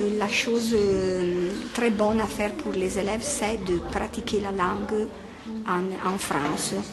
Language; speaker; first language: French; non-native, fluent; Italian